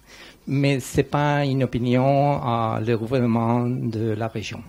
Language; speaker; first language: French; non-native, learner; Spanish